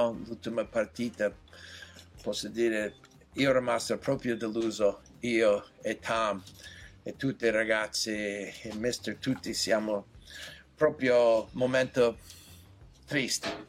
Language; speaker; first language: Italian; non-native, learner; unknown